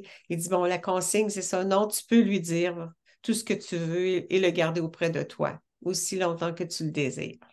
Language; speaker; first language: French; native; French